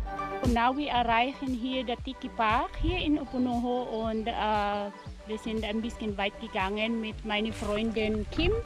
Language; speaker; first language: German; non-native, learner; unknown